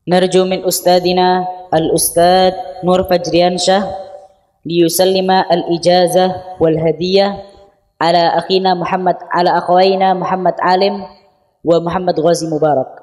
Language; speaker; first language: Arabic; non-native, fluent; Indonesian